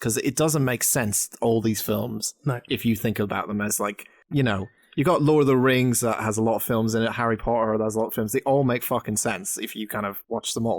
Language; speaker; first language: English; native; English